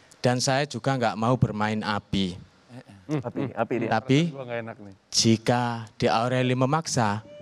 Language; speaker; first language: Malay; non-native, local second language; Javanese